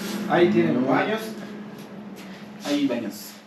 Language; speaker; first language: Spanish; native; Spanish